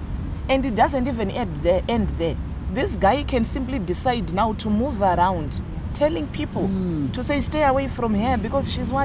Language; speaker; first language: English; non-native, local second language; Shona